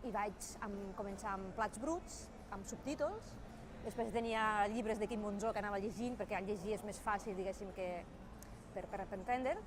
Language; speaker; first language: Catalan; non-native, fluent; Italian